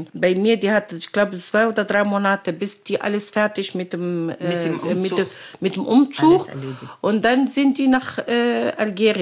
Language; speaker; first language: German; non-native, learner; Arabic